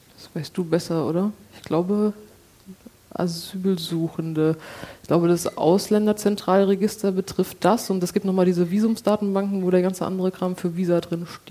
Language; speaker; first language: German; native; German